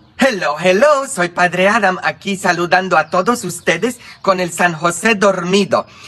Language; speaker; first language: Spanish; non-native, fluent; Polish